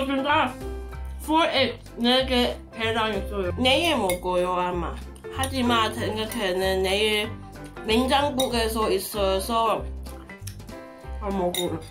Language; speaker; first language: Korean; non-native, learner; Cantonese